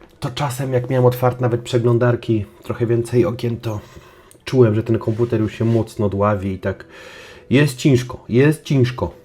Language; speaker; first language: Polish; native; Polish